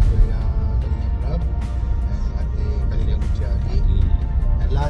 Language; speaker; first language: Filipino; non-native, learner; Hindi